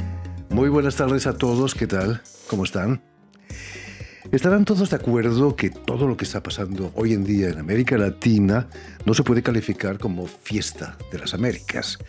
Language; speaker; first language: Spanish; native; Spanish